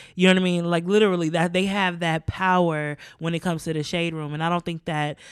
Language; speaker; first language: English; native; English